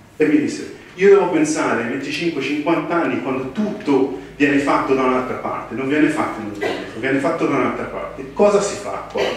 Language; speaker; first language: Italian; early bilingual, heritage; English